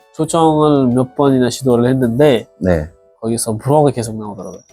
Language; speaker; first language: Korean; non-native, fluent; Uzbek